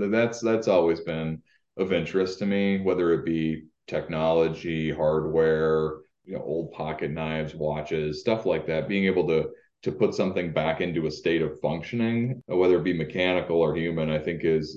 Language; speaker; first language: English; native; English